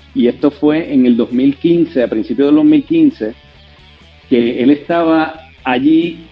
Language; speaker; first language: Spanish; native; Spanish